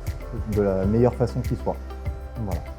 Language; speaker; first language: French; native; French